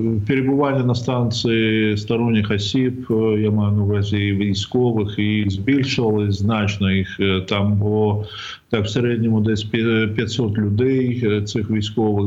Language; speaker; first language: Ukrainian; native; Ukrainian